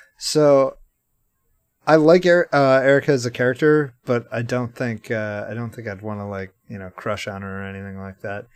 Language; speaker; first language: English; native; English